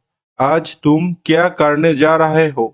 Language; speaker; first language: Hindi; non-native, local second language; Bangla